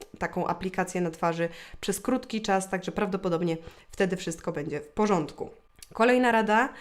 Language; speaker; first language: Polish; native; Polish